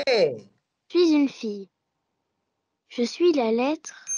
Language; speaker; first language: French; non-native, learner; Arabic